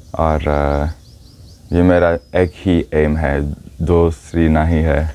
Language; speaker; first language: Hindi; non-native, learner; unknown